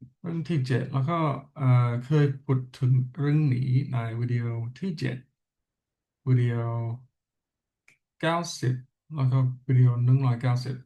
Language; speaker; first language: Thai; non-native, learner; English